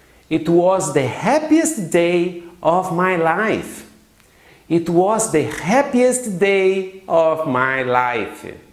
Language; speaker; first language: English; non-native, fluent; Portuguese